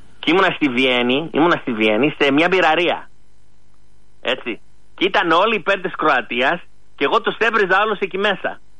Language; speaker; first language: Greek; early bilingual, heritage; Greek